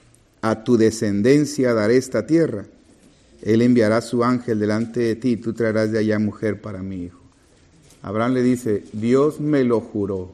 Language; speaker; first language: Spanish; native; Spanish